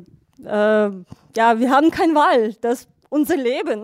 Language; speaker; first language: German; non-native, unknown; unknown